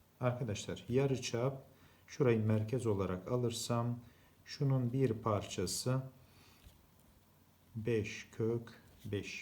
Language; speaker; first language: Turkish; native; Turkish